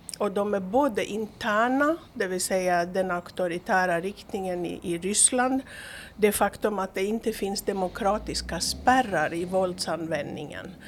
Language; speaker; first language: Swedish; non-native, fluent; Greek